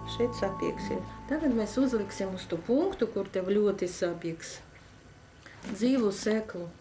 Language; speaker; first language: Latvian; non-native, local second language; Russian